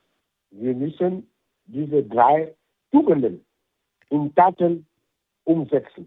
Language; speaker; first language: German; non-native, fluent; French